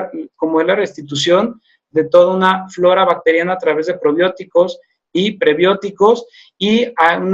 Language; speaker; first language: Spanish; native; Spanish